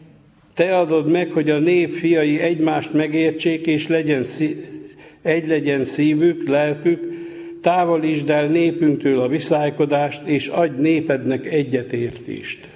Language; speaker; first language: Hungarian; native; Hungarian